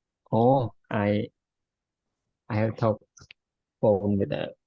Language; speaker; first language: English; non-native, learner; Khmer